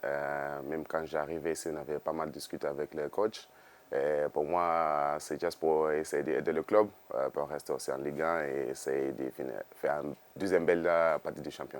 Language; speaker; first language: French; non-native, fluent; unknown